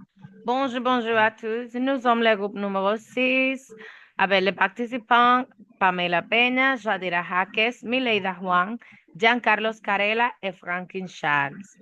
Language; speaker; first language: French; non-native, learner; Spanish